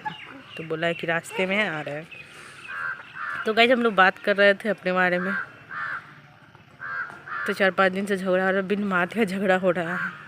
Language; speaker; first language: Hindi; native; Hindi